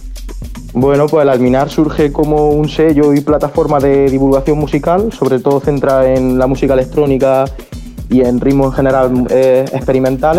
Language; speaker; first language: Spanish; native; Spanish